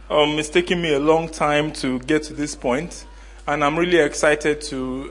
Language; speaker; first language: English; non-native, local second language; Yoruba